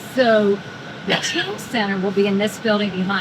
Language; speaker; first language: English; native; English